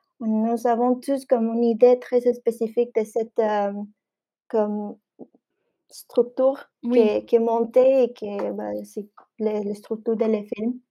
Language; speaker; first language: French; non-native, fluent; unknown